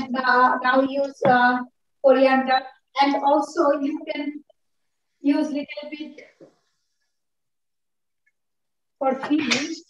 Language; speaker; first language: English; non-native, learner; Bangla